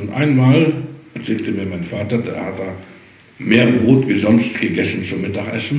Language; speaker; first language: German; early bilingual, heritage; German